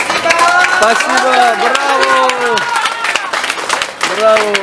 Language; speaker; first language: Russian; non-native, fluent; Tajik